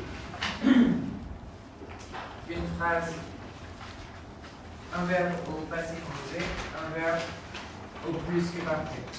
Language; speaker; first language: French; non-native, fluent; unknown